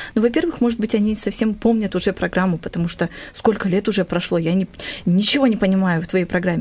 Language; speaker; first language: Russian; non-native, local second language; Kyrgyz